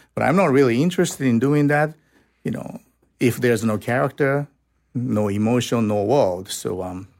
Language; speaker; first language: English; non-native, fluent; Japanese